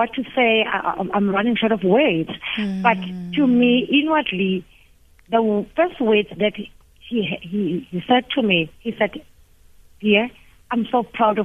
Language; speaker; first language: English; non-native, local second language; Zulu